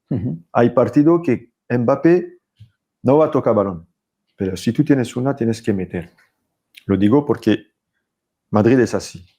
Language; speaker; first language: Spanish; non-native, fluent; French